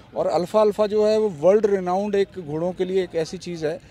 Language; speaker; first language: Hindi; native; Hindi